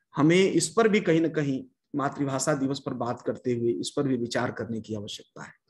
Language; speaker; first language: Hindi; non-native, local second language; Bhojpuri